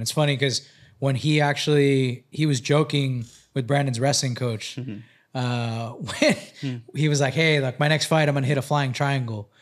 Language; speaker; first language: English; early bilingual, other home language; Spanish